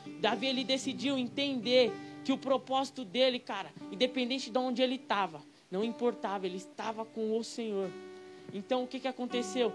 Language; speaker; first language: Portuguese; native; Portuguese